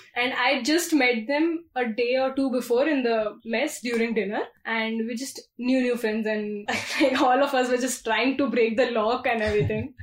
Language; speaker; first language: English; non-native, local second language; Hindi